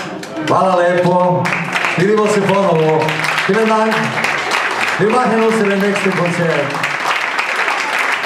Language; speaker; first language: German; non-native, learner; Serbian